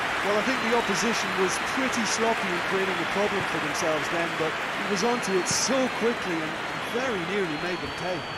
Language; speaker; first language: English; native; English